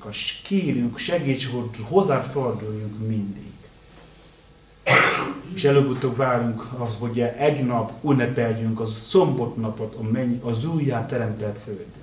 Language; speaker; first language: Hungarian; non-native, learner; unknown